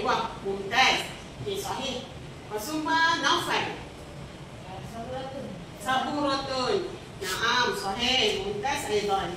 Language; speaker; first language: Arabic; non-native, learner; Malay